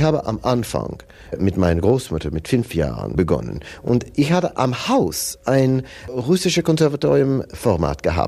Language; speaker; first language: German; non-native, learner; English